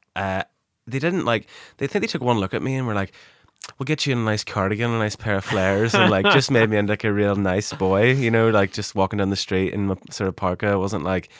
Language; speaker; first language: English; native; English